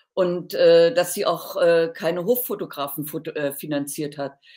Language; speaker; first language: German; native; German